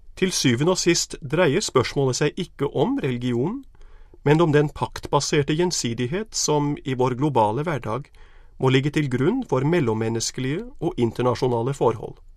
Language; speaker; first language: Norwegian; native; Norwegian